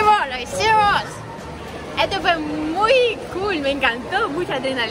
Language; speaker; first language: Spanish; non-native, fluent; Ukrainian